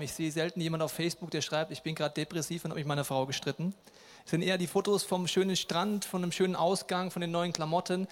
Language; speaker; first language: German; native; German